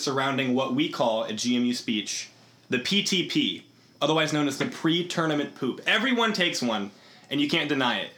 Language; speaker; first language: English; native; English